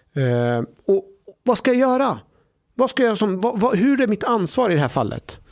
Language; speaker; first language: Swedish; early bilingual, other home language; Somali